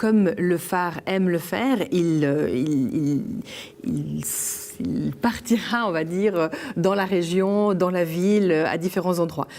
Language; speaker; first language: French; native; French